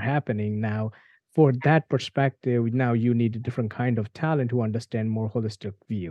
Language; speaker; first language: English; non-native, local second language; Gujarati